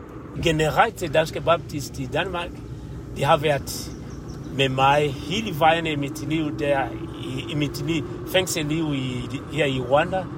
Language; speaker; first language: Danish; non-native, learner; Kinyarwanda